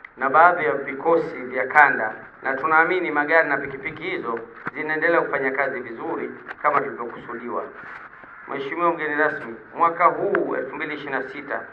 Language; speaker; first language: Swahili; native; Swahili